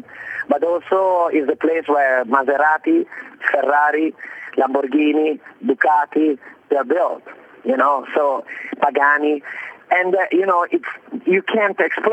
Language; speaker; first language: English; non-native, fluent; Italian